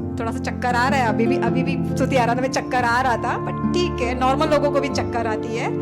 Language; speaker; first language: Hindi; non-native, local second language; Marathi